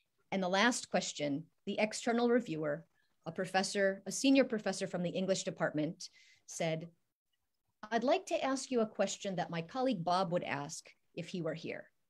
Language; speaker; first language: English; native; English